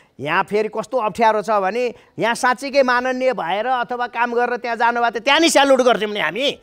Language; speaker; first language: Nepali; native; Nepali